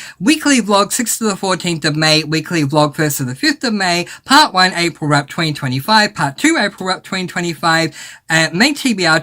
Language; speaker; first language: English; native; English